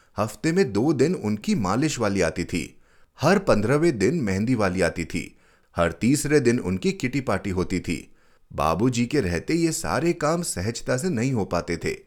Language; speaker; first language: Hindi; native; Hindi